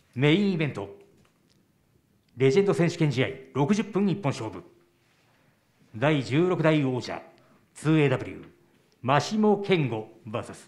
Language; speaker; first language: Japanese; native; Japanese